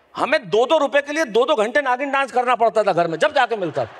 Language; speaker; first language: Hindi; native; Hindi